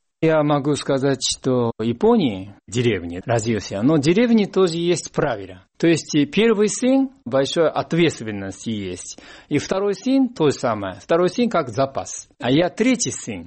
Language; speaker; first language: Russian; non-native, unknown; Japanese